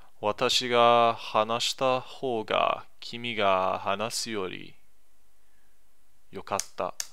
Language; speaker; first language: Japanese; non-native, learner; English